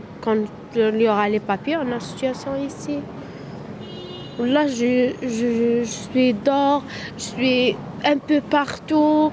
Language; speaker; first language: French; non-native, learner; Arabic